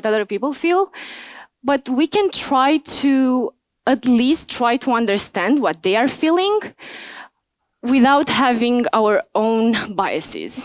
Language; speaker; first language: English; non-native, fluent; Romanian